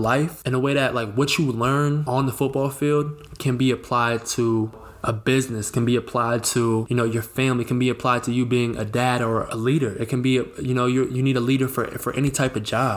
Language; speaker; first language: English; native; English